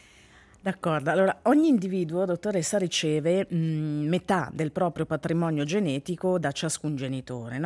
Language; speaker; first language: Italian; native; Italian